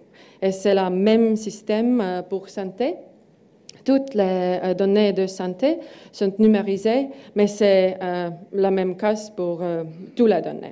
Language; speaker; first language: French; non-native, learner; Estonian